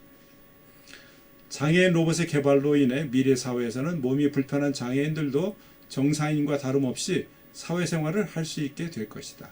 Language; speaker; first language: Korean; native; Korean